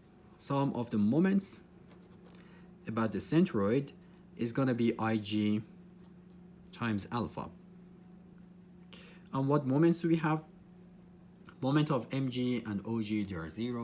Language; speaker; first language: English; non-native, fluent; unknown